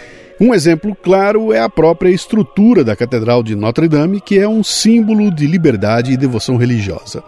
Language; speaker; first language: Portuguese; native; Portuguese